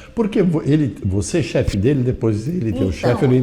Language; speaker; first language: Portuguese; native; Portuguese